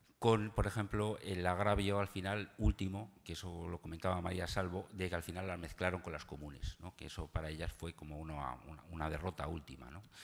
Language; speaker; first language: Spanish; native; Spanish